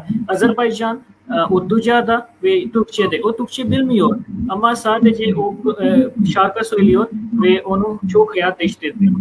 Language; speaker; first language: Turkish; non-native, fluent; Urdu